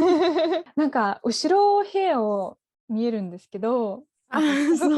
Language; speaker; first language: Japanese; non-native, fluent; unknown